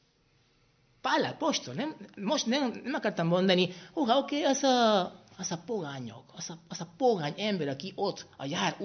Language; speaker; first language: Hungarian; non-native, fluent; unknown